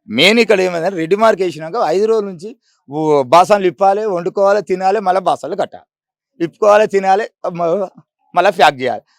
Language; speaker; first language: Telugu; native; Telugu